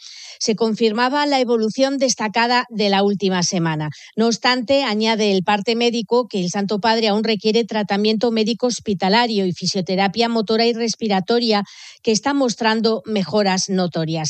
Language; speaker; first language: Spanish; native; Spanish